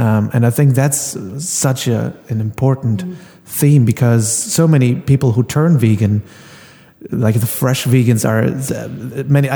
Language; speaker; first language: English; non-native, fluent; German